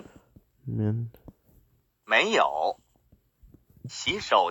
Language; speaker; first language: Chinese; non-native, learner; English